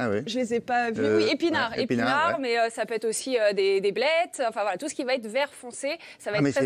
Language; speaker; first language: French; native; French